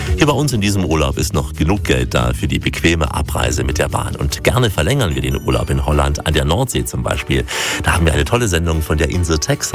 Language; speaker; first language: German; native; German